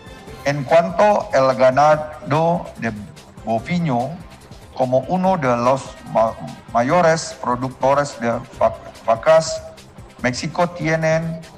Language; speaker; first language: Spanish; non-native, learner; Indonesian